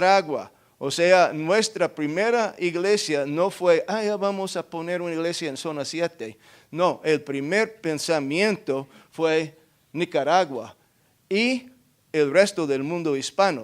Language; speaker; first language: Spanish; non-native, fluent; English